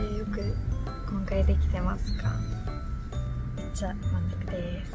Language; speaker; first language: Japanese; non-native, fluent; English